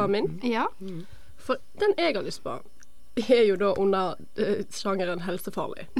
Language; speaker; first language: Norwegian; native; Norwegian